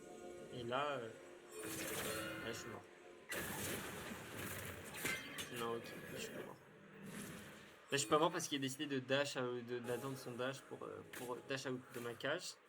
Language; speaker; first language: French; native; French